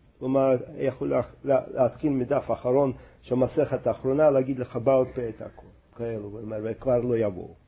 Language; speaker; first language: Hebrew; non-native, fluent; Russian